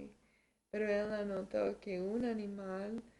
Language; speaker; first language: Spanish; early bilingual, heritage; Spanish